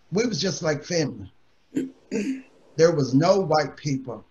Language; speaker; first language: English; native; English